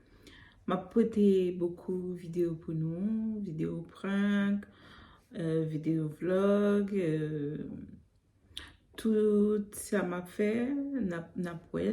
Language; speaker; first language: French; non-native, learner; Haitian Creole